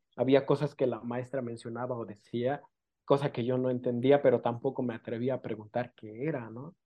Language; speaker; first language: Spanish; non-native, local second language; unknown